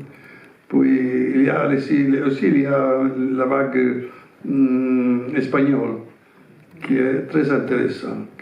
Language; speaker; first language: French; non-native, fluent; Italian